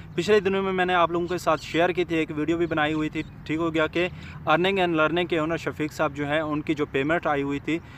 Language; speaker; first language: Urdu; native; Urdu